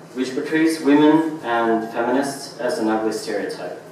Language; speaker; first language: English; non-native, fluent; Russian